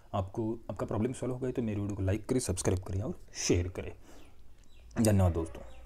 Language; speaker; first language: Hindi; non-native, local second language; Marathi